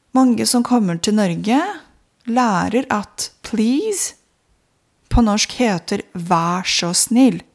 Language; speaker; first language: Norwegian; non-native, fluent; Romanian